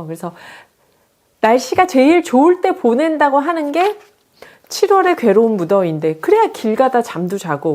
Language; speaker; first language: Korean; native; Korean